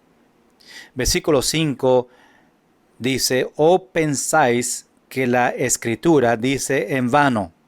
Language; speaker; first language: Spanish; non-native, fluent; English